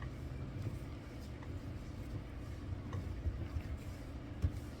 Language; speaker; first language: Spanish; native; Spanish